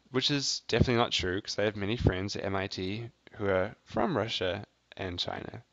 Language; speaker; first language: English; native; English